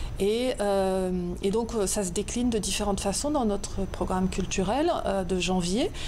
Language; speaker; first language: French; native; French